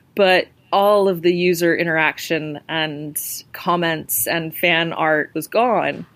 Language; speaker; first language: English; native; English